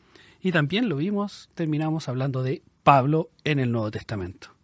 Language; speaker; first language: Spanish; native; Spanish